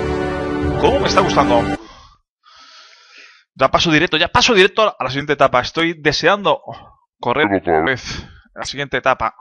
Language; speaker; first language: Spanish; native; Spanish